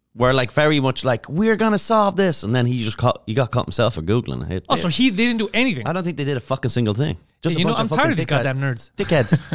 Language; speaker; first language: English; native; English